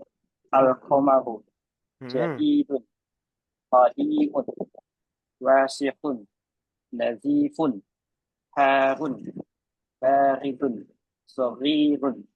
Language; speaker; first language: Arabic; non-native, learner; Indonesian